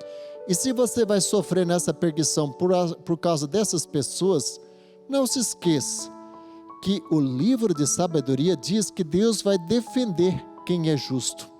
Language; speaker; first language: Portuguese; native; Portuguese